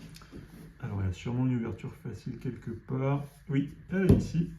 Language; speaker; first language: French; native; French